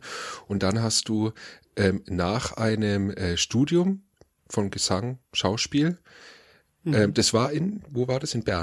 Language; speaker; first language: German; native; German